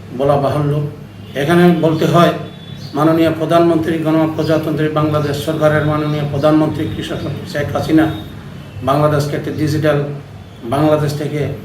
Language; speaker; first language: Bangla; non-native, local second language; Chakma